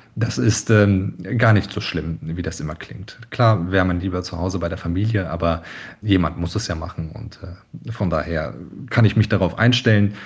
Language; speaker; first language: German; early bilingual, other home language; Turkish